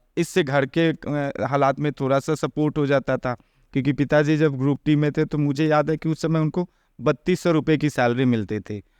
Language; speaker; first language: Hindi; native; Hindi